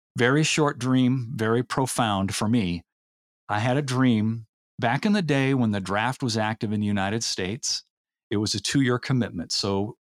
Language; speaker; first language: English; native; English